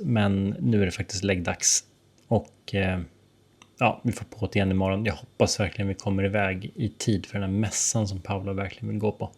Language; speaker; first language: Swedish; native; Swedish